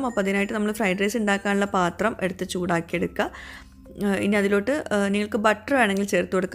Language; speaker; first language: Malayalam; native; Malayalam